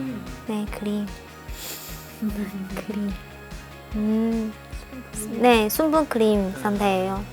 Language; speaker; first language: Korean; non-native, fluent; Chinese